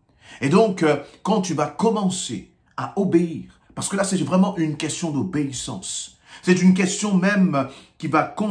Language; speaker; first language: French; native; French